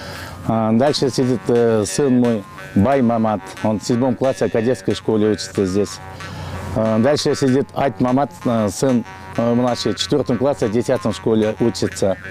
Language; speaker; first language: Russian; non-native, local second language; Kyrgyz